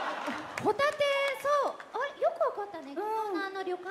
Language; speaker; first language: Japanese; native; Japanese